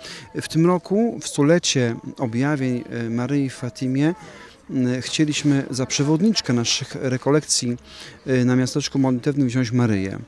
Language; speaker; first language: Polish; native; Polish